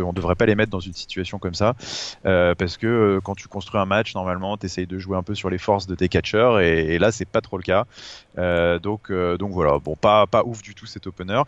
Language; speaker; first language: French; native; French